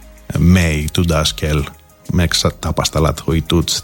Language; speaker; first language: Hungarian; non-native, learner; Greek